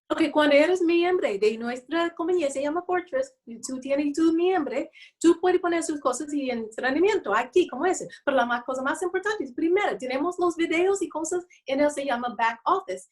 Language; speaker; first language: Spanish; non-native, learner; English